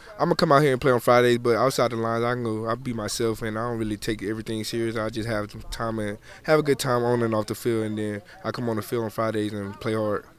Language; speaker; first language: English; native; English